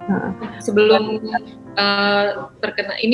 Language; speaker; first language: Indonesian; native; Indonesian